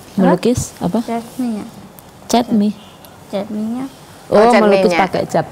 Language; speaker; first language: Indonesian; native; Indonesian